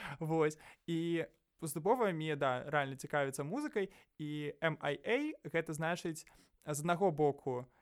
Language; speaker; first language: Belarusian; native; Belarusian